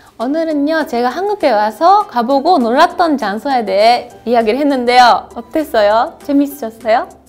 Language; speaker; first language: Korean; non-native, fluent; Japanese